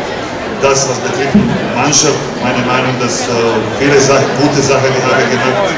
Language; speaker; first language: German; non-native, learner; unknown